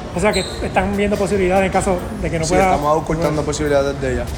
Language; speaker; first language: Spanish; native; Spanish